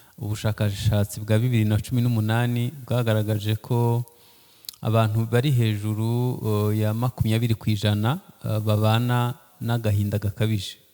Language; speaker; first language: Kinyarwanda; early bilingual, heritage; Kinyarwanda